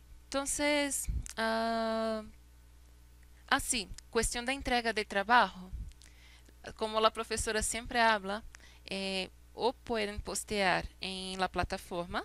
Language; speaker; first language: Spanish; non-native, fluent; Portuguese